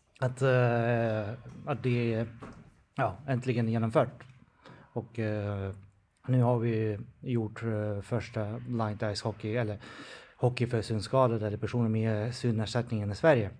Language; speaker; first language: Swedish; non-native, fluent; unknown